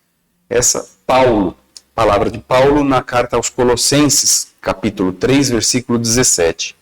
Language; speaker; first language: Portuguese; native; Portuguese